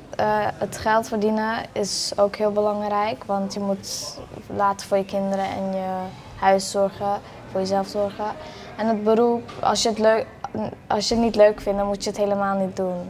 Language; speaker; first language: Dutch; non-native, local second language; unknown